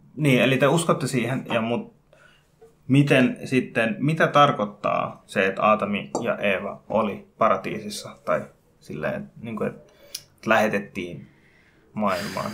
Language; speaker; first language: Finnish; early bilingual, other home language; Bangla